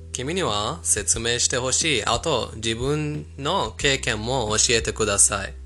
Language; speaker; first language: Japanese; non-native, fluent; Persian